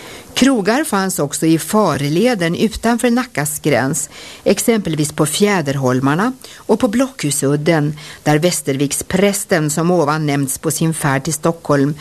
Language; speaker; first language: Swedish; native; Swedish